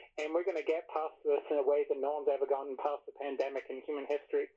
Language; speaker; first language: English; native; English